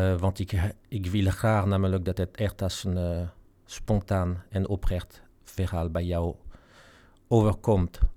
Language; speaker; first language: Dutch; non-native, fluent; French